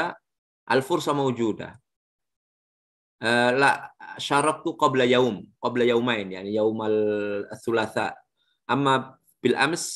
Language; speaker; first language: Arabic; non-native, fluent; Indonesian